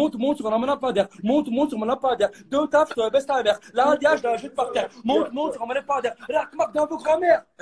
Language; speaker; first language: French; native; French